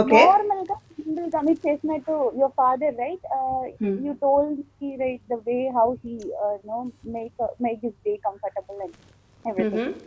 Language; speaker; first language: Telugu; non-native, local second language; Malayalam